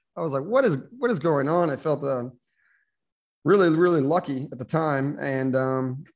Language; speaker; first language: English; native; English